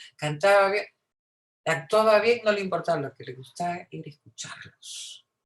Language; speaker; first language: Spanish; native; Spanish